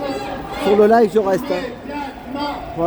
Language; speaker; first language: French; native; French